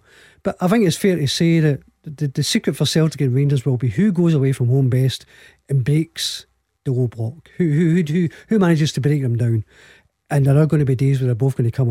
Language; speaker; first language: English; native; English